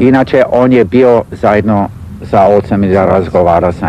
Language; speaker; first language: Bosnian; early bilingual, heritage; Serbian